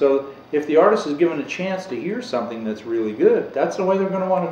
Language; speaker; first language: English; native; English